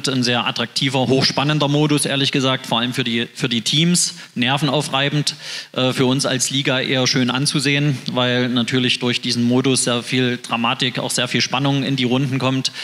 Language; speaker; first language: German; native; German